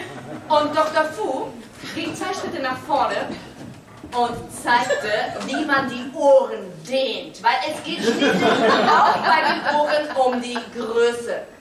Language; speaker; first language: German; native; German